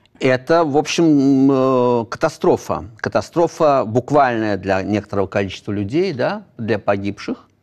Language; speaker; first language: Russian; native; Russian